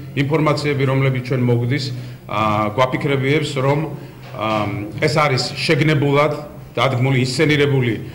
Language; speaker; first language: Georgian; native; Georgian